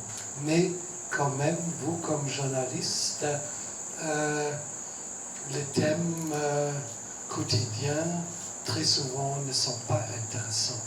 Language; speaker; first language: French; non-native, fluent; German